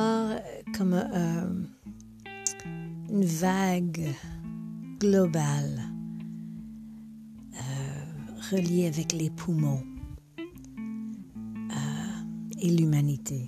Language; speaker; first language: French; non-native, fluent; English